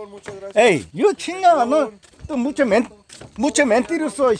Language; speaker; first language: Korean; native; Korean